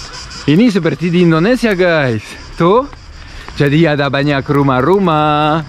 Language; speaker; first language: Indonesian; non-native, fluent; Croatian